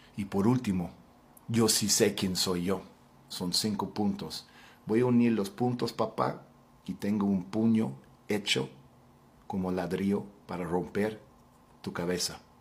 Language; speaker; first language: Spanish; non-native, fluent; English